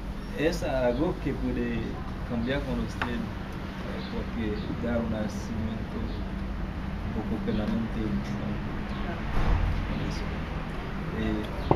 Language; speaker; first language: Spanish; non-native, learner; Haitian Creole